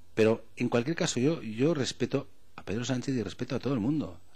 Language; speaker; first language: Spanish; non-native, local second language; Catalan